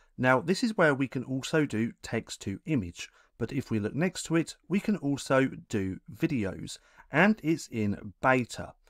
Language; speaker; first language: English; native; English